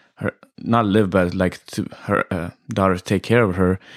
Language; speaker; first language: English; early bilingual, other home language; Amharic